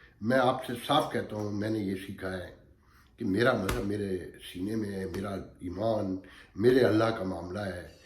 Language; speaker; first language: Urdu; native; Urdu